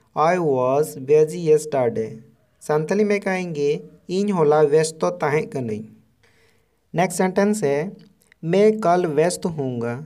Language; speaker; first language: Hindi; non-native, local second language; Santali